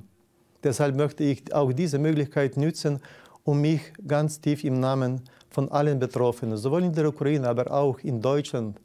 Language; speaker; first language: German; non-native, fluent; Ukrainian